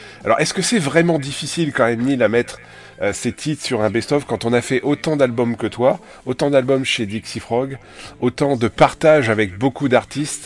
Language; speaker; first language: French; native; French